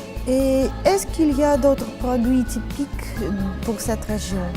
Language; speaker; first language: French; non-native, fluent; Russian